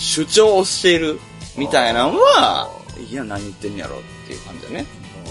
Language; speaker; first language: Japanese; native; Japanese